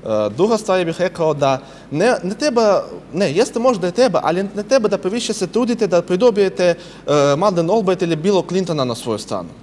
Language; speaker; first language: Serbian; non-native, fluent; Russian